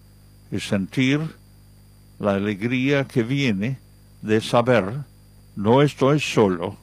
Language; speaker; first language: Spanish; non-native, fluent; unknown